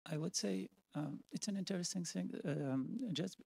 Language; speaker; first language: English; non-native, fluent; French